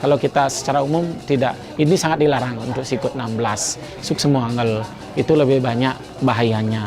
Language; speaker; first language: Indonesian; native; Indonesian